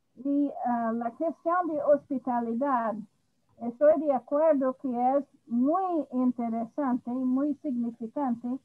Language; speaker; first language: Spanish; non-native, fluent; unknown